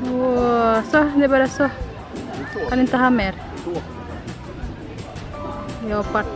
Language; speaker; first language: Swedish; non-native, learner; Indonesian